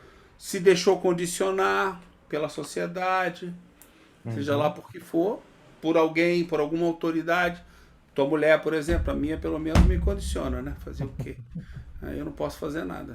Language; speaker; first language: Portuguese; native; Portuguese